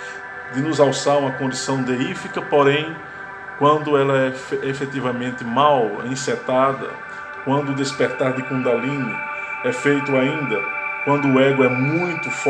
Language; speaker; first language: Portuguese; native; Portuguese